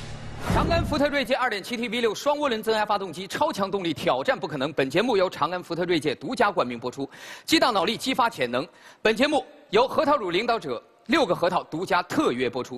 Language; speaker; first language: Chinese; native; Chinese